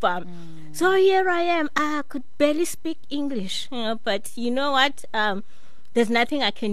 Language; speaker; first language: English; non-native, fluent; Xhosa